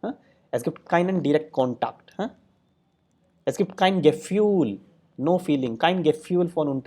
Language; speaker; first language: German; non-native, fluent; Hindi